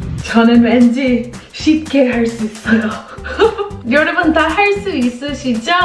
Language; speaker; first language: Korean; non-native, fluent; English